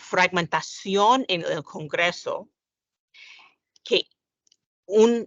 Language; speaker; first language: Spanish; non-native, fluent; English